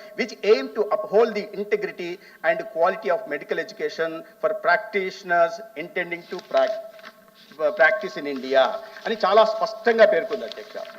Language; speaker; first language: English; non-native, local second language; Telugu